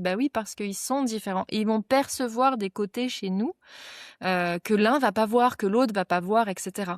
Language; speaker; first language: French; native; French